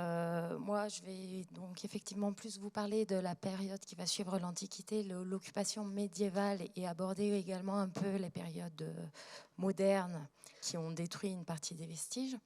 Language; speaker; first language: French; native; French